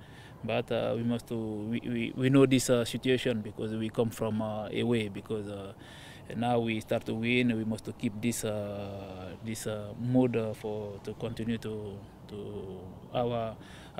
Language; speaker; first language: English; non-native, learner; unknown